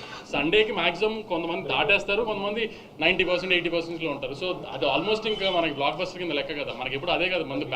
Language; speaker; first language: Telugu; native; Telugu